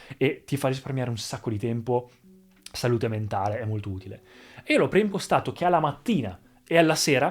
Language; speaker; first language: Italian; native; Italian